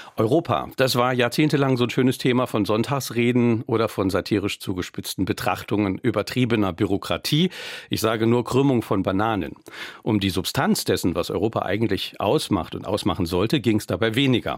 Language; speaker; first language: German; native; German